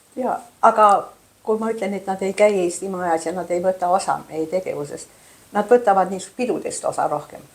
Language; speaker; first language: Estonian; early bilingual, heritage; Estonian